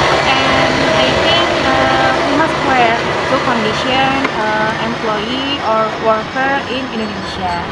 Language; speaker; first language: English; non-native, learner; Indonesian